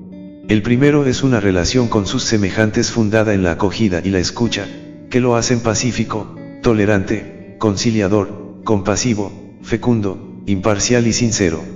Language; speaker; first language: Spanish; native; Spanish